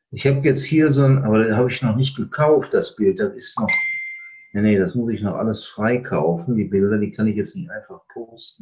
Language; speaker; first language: German; native; German